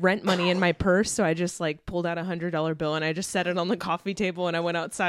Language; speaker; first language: English; native; English